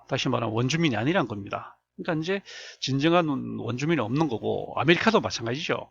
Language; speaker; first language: Korean; native; Korean